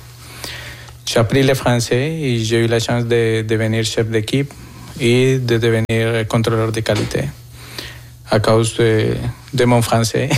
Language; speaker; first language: French; non-native, fluent; Spanish